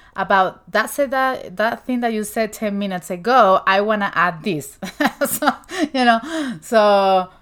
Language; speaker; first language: English; non-native, fluent; Spanish